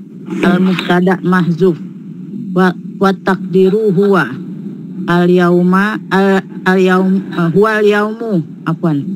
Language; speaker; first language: Arabic; non-native, learner; Indonesian